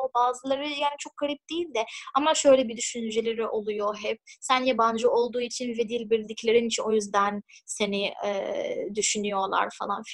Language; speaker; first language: Turkish; non-native, fluent; Arabic